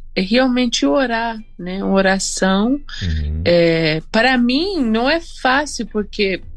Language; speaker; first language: Portuguese; non-native, fluent; Persian